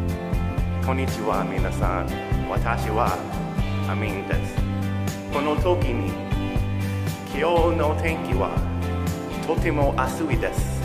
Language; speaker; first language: Japanese; non-native, learner; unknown